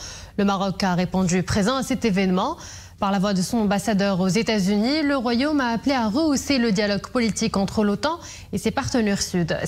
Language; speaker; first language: French; non-native, local second language; Arabic